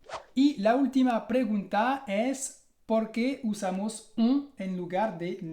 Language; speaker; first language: Spanish; non-native, fluent; French